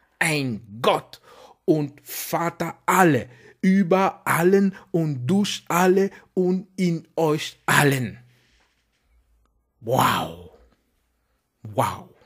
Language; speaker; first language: German; non-native, fluent; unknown